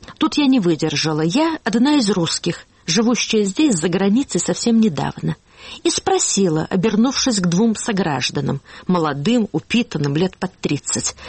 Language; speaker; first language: Russian; native; Russian